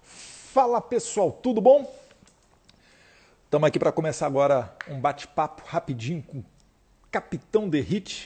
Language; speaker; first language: Portuguese; native; Portuguese